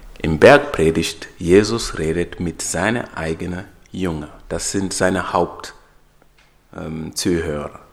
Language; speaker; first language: German; non-native, fluent; Swahili